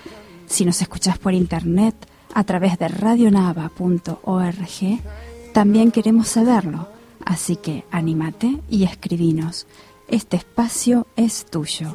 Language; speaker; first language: Spanish; native; Spanish